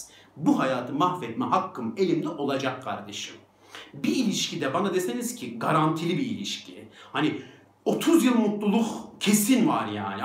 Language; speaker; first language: Turkish; native; Turkish